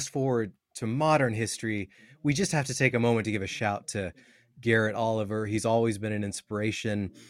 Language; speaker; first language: English; native; English